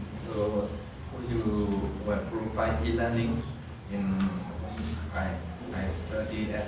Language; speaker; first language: English; non-native, learner; Shan